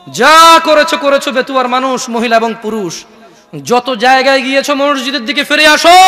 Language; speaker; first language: Bangla; native; Bangla